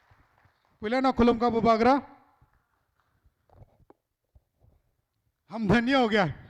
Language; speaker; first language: Hindi; non-native, local second language; Kok Borok